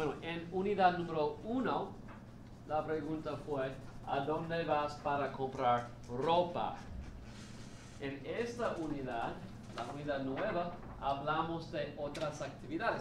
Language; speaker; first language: Spanish; non-native, fluent; English